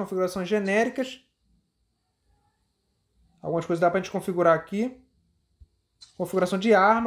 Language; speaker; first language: Portuguese; native; Portuguese